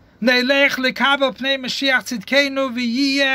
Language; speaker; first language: Hebrew; non-native, fluent; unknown